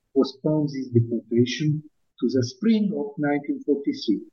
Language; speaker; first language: English; non-native, fluent; Romanian